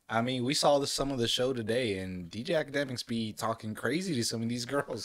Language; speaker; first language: English; native; English